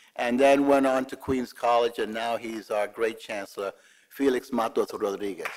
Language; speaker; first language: English; early bilingual, other home language; Spanish